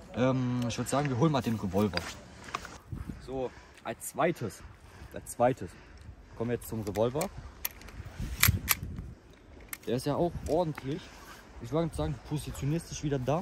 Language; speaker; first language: German; native; German